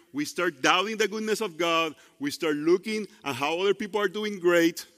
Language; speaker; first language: English; non-native, fluent; Spanish